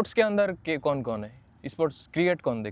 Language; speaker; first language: Hindi; non-native, fluent; Bangla